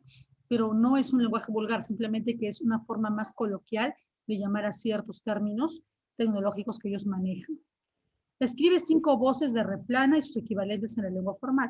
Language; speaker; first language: Spanish; native; Spanish